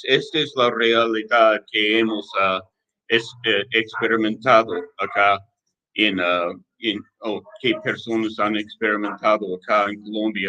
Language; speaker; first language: Spanish; non-native, learner; English